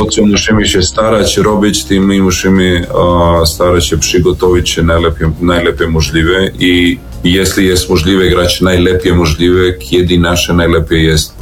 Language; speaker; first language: Polish; non-native, learner; Serbian